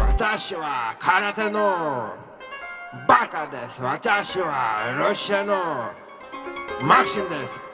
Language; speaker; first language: Japanese; non-native, learner; Russian